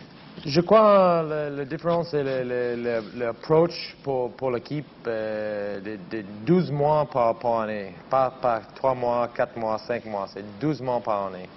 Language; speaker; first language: French; non-native, learner; English